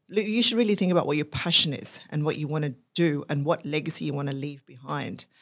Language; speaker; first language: English; non-native, local second language; Urdu